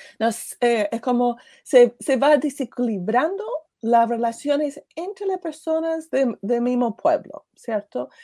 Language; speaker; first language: Spanish; non-native, fluent; English